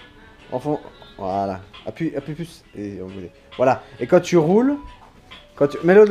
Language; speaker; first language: French; native; French